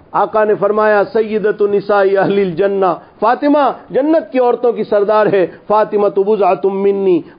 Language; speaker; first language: Urdu; non-native, local second language; Gujarati